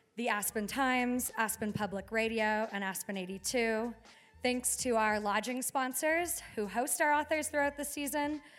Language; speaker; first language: English; native; English